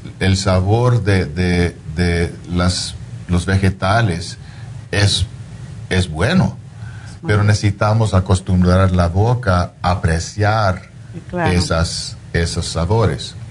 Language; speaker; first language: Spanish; non-native, fluent; English